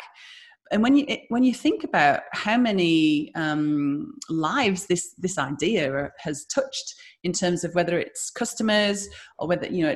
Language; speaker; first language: English; native; English